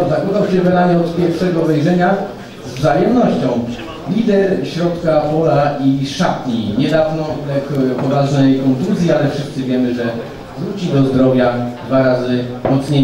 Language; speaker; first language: Polish; native; Polish